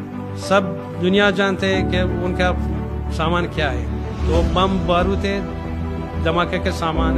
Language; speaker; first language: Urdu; non-native, learner; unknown